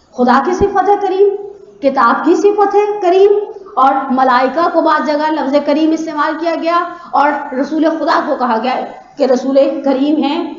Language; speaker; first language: Urdu; native; Urdu